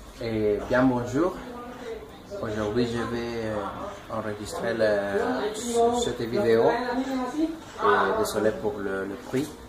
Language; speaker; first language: French; non-native, learner; Spanish